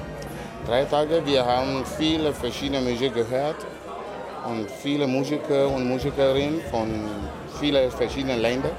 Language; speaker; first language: German; non-native, learner; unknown